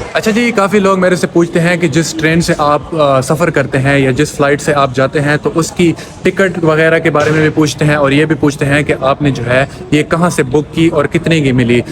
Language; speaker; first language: Urdu; non-native, local second language; Punjabi